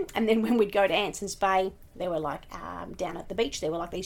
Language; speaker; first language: English; native; English